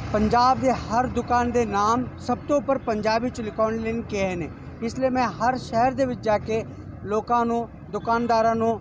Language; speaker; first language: Punjabi; non-native, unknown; Kannada